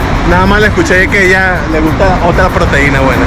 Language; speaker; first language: Spanish; native; Spanish